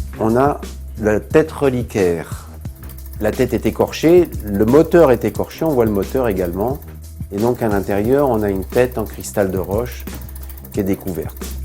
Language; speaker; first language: French; native; French